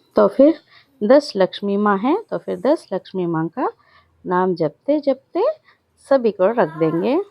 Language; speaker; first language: Hindi; non-native, local second language; Telugu